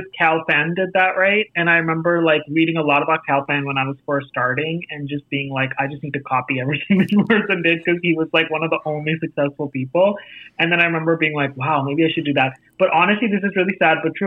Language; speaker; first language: English; non-native, local second language; Hindi